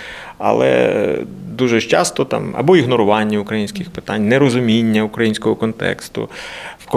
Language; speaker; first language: Ukrainian; native; Ukrainian